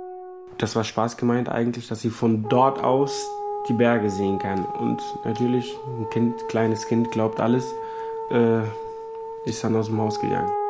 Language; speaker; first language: German; non-native, fluent; Portuguese